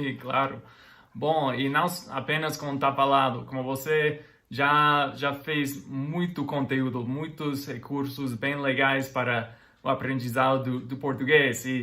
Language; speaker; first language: Portuguese; non-native, fluent; English